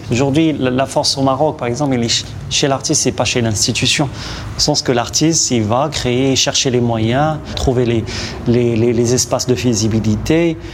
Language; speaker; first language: French; non-native, local second language; Arabic